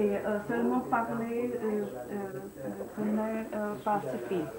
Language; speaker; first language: French; non-native, learner; German